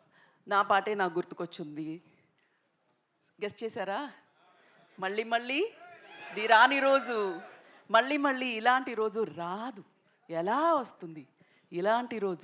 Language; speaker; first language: Telugu; non-native, local second language; Tamil